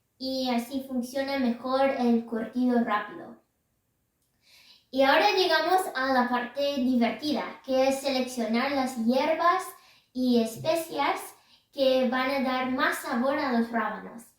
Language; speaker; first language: Spanish; non-native, fluent; English